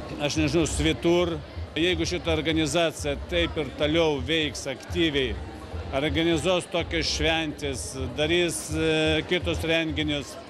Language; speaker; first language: Lithuanian; non-native, fluent; Russian